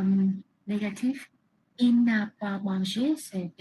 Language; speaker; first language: French; non-native, learner; Vietnamese